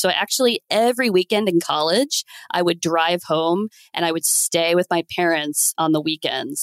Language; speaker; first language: English; native; English